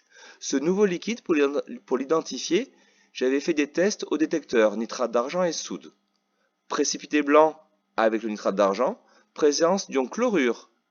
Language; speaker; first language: French; native; French